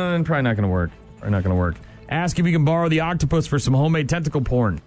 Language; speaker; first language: English; native; English